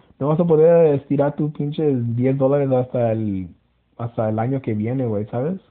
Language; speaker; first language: Spanish; early bilingual, heritage; Spanish